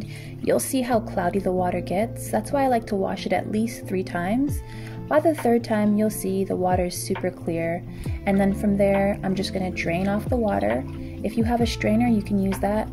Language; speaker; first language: English; native; English